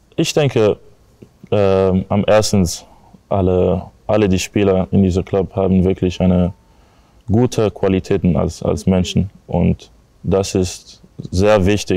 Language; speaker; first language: German; non-native, learner; English